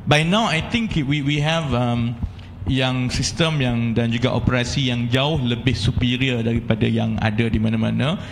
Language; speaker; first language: Malay; native; Malay